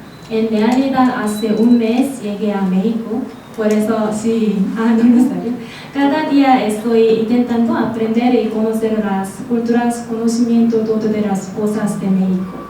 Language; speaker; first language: Spanish; non-native, learner; Korean